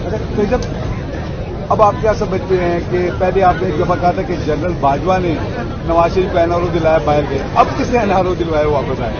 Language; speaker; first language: Urdu; native; Urdu